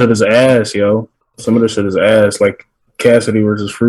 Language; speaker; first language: English; native; English